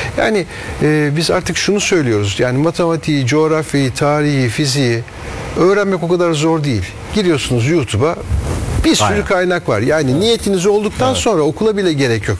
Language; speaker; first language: Turkish; native; Turkish